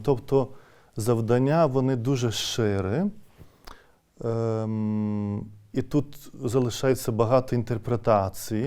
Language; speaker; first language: Ukrainian; non-native, fluent; Lithuanian